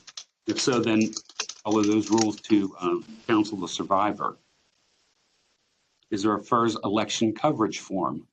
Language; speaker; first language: English; native; English